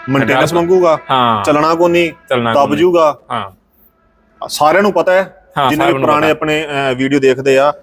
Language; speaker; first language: Punjabi; non-native, local second language; Haryanvi